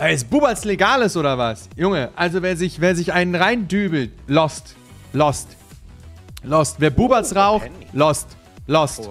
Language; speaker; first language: German; native; German